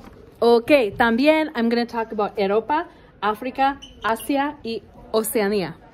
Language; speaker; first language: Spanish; non-native, learner; English